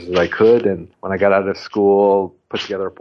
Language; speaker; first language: English; native; English